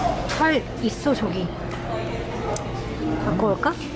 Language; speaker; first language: Korean; early bilingual, heritage; Korean